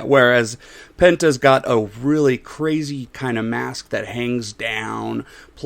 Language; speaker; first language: English; native; English